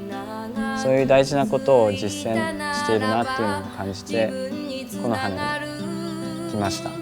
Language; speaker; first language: Japanese; native; Japanese